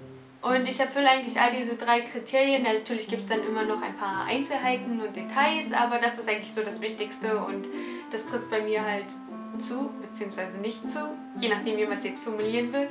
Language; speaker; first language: German; native; German